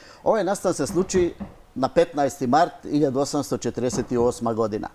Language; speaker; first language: Macedonian; non-native, fluent; Hungarian